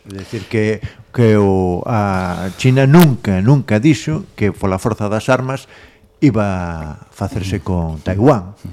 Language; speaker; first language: Galician; non-native, local second language; Spanish